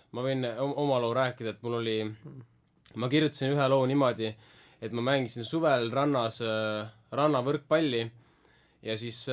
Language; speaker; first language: Estonian; native; Estonian